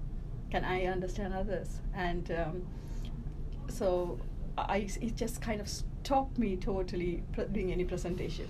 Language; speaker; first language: English; early bilingual, other home language; Tamil